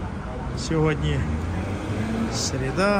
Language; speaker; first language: Russian; non-native, local second language; Ukrainian